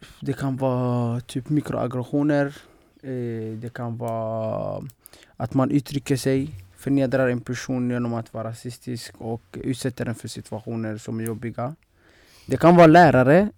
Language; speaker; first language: Swedish; non-native, fluent; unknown